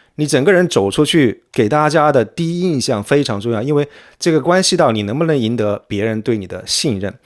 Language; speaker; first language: Chinese; native; Chinese